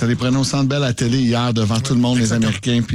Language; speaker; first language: French; native; French